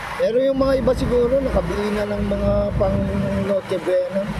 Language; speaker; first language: Filipino; non-native, local second language; Iloko